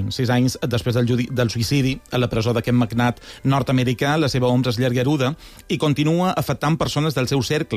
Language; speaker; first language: Catalan; native; Catalan